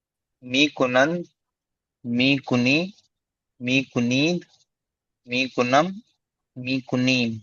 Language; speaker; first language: Persian; non-native, learner; Urdu